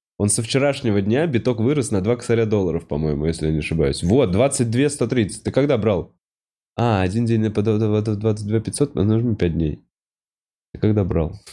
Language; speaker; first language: Russian; native; Russian